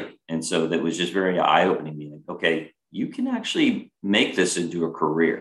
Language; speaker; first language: English; native; English